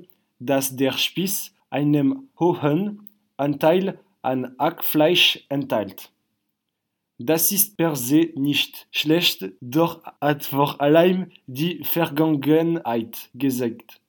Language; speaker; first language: German; non-native, learner; French